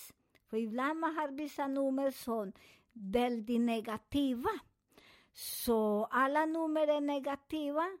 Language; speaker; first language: Swedish; non-native, fluent; Spanish